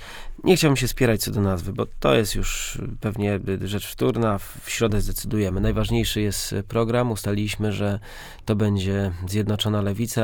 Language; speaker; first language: Polish; native; Polish